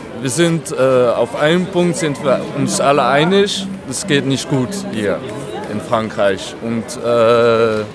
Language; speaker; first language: German; non-native, fluent; French